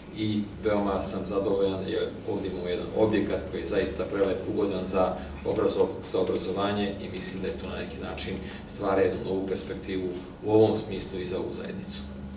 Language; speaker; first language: Serbian; non-native, local second language; Hungarian